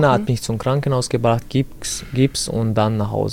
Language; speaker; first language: German; early bilingual, other home language; Chechen